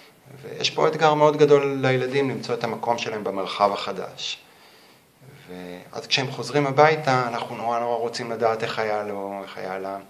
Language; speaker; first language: Hebrew; native; Hebrew